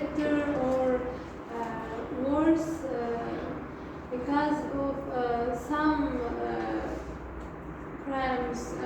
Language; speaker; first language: English; non-native, fluent; Uzbek